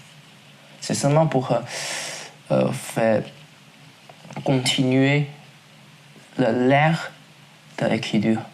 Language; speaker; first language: French; non-native, learner; Chinese